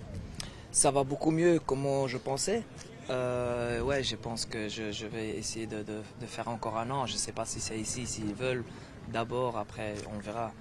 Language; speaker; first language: French; non-native, fluent; Dutch